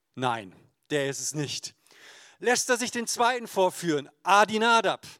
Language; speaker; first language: German; native; German